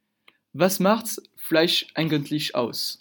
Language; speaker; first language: German; non-native, learner; French